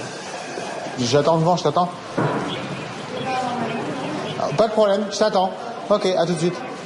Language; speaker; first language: French; native; French